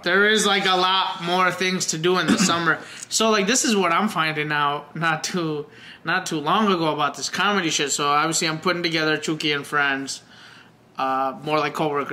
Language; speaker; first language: English; early bilingual, other home language; Spanish